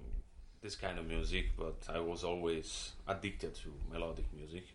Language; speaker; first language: English; non-native, fluent; Italian